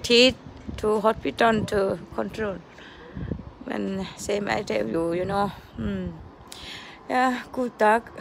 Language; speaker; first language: English; non-native, learner; Thai